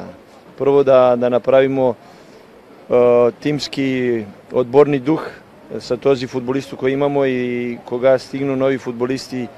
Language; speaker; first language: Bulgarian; non-native, learner; Serbian